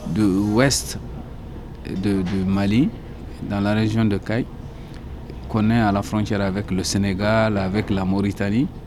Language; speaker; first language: French; non-native, local second language; Soninke